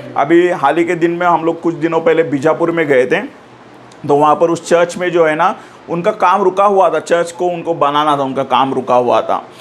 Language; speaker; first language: Hindi; non-native, local second language; Marathi